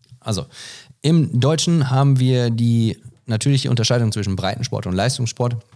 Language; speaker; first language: German; non-native, fluent; English